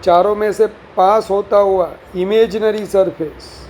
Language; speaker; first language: Hindi; non-native, local second language; Gujarati